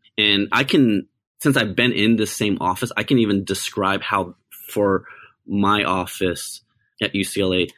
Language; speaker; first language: English; native; English